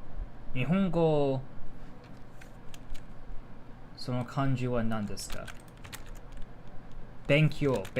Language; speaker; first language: Japanese; non-native, learner; English